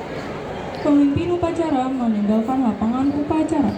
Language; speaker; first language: Indonesian; native; Indonesian